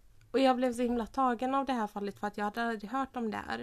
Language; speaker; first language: Swedish; native; Swedish